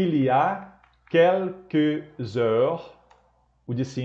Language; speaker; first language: French; non-native, fluent; Portuguese